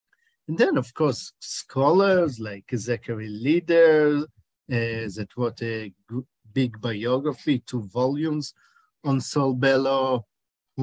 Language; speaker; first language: English; non-native, fluent; Hebrew